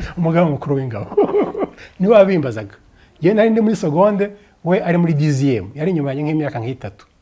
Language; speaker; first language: Kinyarwanda; early bilingual, heritage; Kinyarwanda